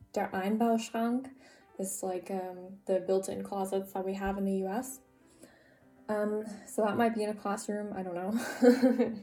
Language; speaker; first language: English; native; English